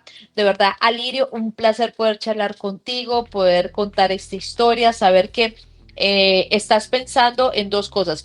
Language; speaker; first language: Spanish; native; Spanish